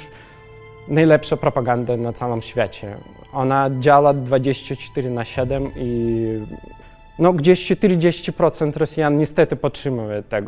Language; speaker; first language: Polish; non-native, learner; Russian